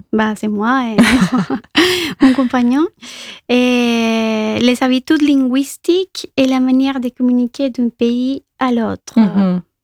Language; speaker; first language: French; non-native, fluent; Spanish